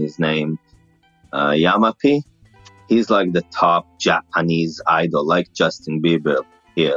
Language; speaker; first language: English; non-native, fluent; Hebrew